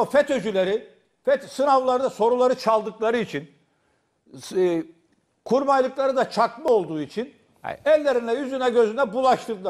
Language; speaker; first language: Turkish; native; Turkish